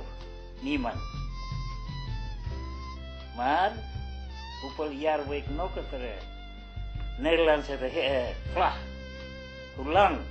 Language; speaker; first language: Dutch; non-native, learner; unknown